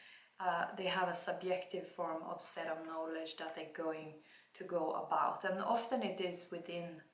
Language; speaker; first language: English; non-native, fluent; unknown